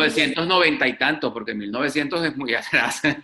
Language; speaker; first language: Spanish; native; Spanish